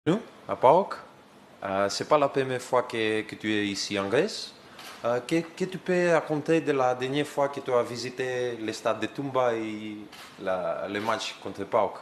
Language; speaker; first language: French; non-native, learner; Greek